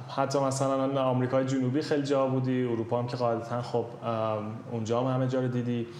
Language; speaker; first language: Persian; native; Persian